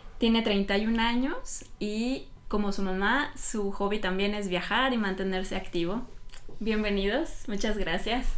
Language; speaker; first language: Spanish; native; Spanish